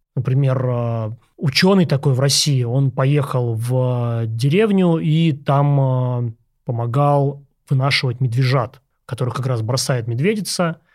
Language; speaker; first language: Russian; native; Russian